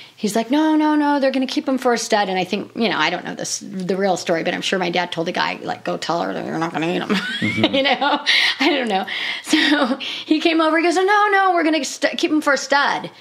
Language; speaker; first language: English; native; English